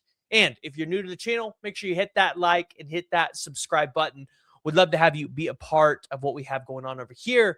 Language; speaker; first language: English; native; English